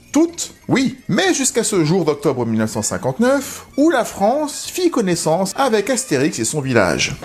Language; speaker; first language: French; native; French